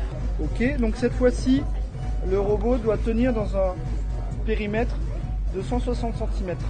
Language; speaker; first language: French; native; French